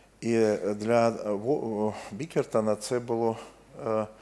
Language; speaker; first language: Ukrainian; non-native, local second language; Russian